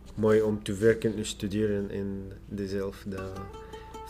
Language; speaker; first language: Dutch; non-native, learner; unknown